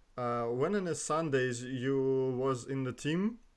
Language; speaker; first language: English; non-native, learner; Russian